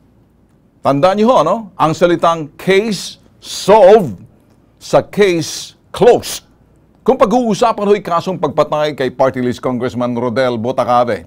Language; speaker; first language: Filipino; native; Filipino